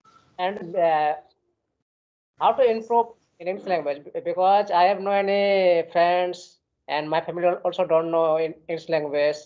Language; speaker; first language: English; non-native, learner; Hindi